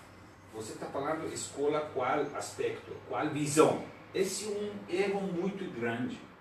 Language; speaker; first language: Portuguese; non-native, learner; Persian